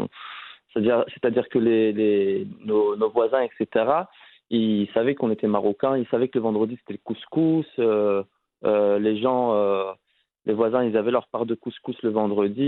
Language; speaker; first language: French; early bilingual, other home language; Arabic